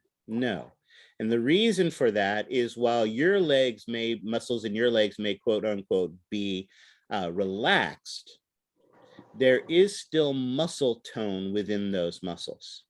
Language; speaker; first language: English; native; English